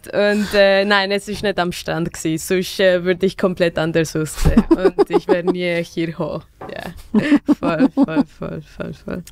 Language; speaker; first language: German; non-native, fluent; Spanish